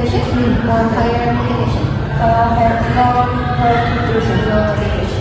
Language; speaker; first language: English; non-native, learner; Indonesian